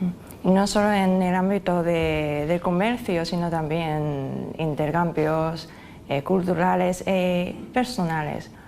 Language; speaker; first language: Spanish; non-native, fluent; Chinese